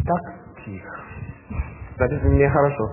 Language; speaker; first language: Russian; non-native, learner; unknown